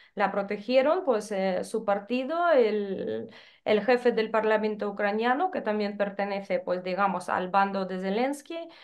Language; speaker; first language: Spanish; non-native, fluent; Ukrainian